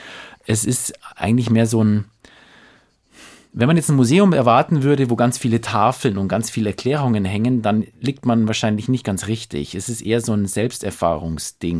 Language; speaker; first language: German; native; German